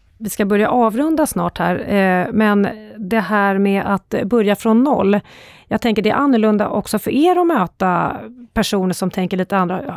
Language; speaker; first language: Swedish; native; Swedish